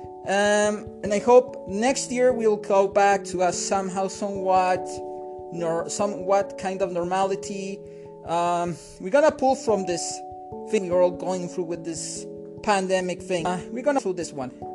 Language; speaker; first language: English; non-native, fluent; Spanish